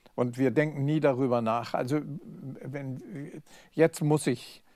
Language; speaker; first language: German; native; German